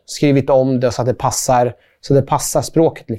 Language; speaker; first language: Swedish; early bilingual, other home language; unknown